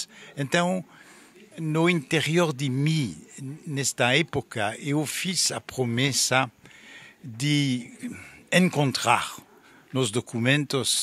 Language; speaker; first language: Portuguese; non-native, fluent; French